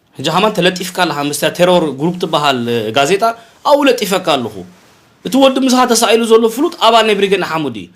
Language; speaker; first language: Tigrinya; early bilingual, heritage; Tigrinya